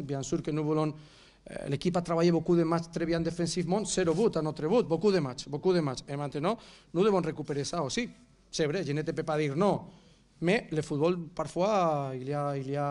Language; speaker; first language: French; non-native, fluent; Catalan